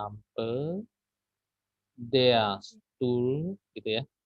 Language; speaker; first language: German; non-native, fluent; Indonesian